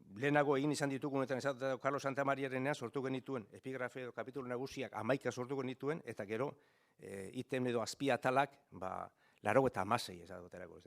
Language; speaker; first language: Basque; native; Basque